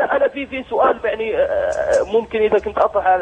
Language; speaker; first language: Arabic; native; Arabic